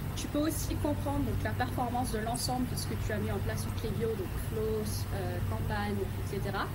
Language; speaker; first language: French; non-native, fluent; Vietnamese